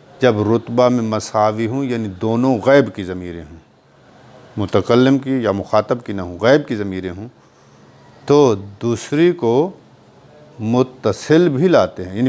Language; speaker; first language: Urdu; non-native, local second language; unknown